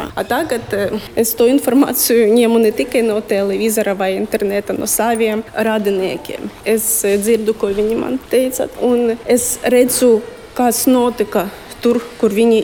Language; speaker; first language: Latvian; non-native, learner; Russian